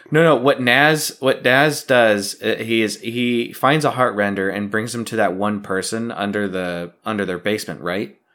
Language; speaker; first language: English; native; English